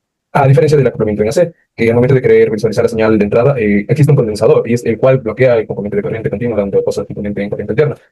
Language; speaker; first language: Spanish; native; Spanish